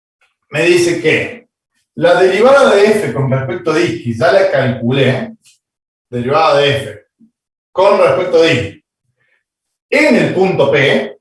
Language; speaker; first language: Spanish; native; Spanish